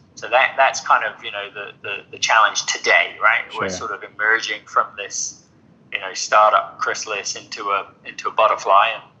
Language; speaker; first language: English; native; English